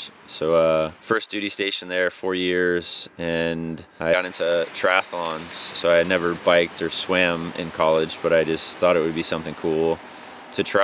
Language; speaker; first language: English; native; English